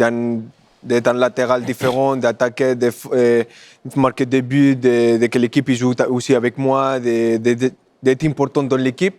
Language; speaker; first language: French; non-native, fluent; Spanish